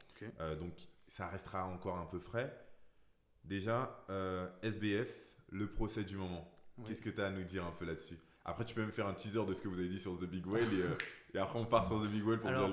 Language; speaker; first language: French; native; French